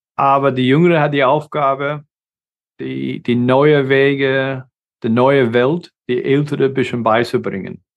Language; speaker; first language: German; non-native, fluent; English